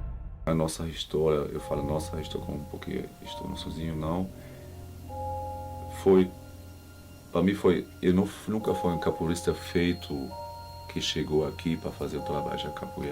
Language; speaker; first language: Portuguese; non-native, learner; German